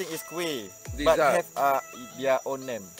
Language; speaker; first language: English; non-native, learner; Malay